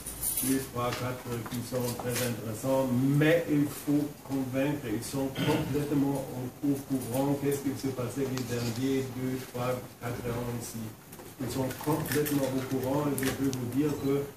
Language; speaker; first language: French; non-native, fluent; German